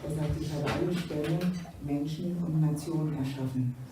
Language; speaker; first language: German; native; German